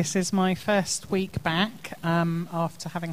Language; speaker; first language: English; native; English